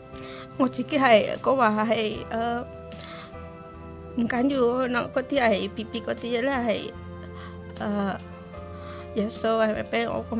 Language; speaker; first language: Chinese; non-native, learner; Indonesian